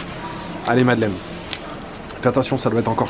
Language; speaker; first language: French; native; French